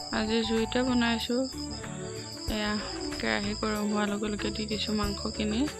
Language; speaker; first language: Assamese; non-native, local second language; Mising